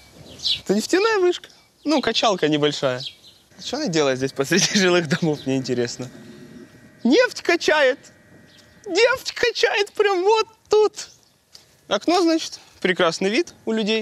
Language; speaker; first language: Russian; native; Russian